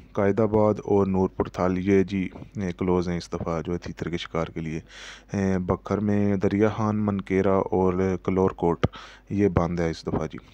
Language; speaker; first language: Urdu; native; Urdu